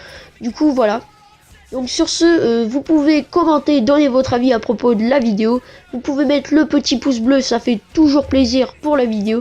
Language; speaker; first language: French; native; French